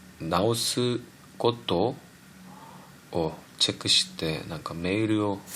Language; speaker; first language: Japanese; non-native, fluent; Korean